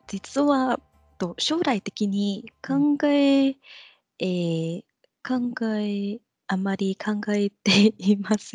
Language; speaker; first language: Japanese; non-native, fluent; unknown